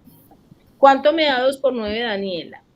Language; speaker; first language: Spanish; native; Spanish